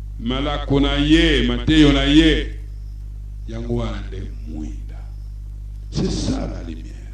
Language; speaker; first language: Lingala; non-native, local second language; Kongo